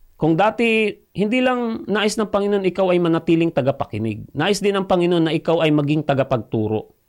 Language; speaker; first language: Filipino; non-native, local second language; Cebuano